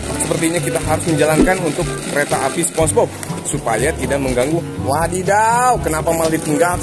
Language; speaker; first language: Indonesian; native; Indonesian